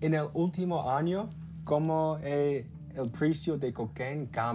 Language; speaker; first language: Spanish; non-native, learner; English